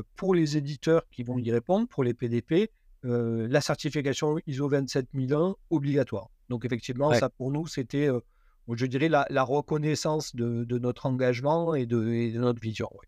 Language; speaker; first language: French; native; French